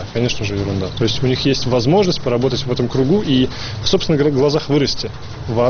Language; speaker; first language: Russian; native; Russian